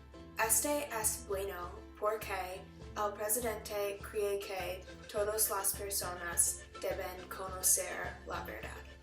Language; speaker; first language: Spanish; non-native, learner; English